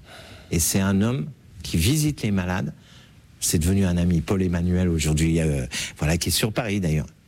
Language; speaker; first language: French; native; French